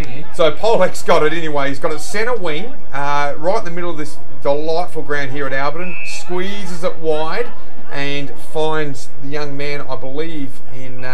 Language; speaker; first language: English; native; English